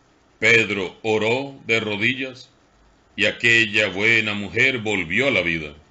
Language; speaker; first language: Spanish; native; Spanish